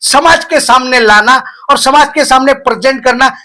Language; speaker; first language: Hindi; non-native, local second language; Marathi